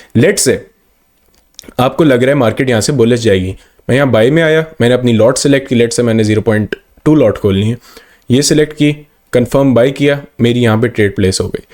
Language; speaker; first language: Urdu; non-native, local second language; Punjabi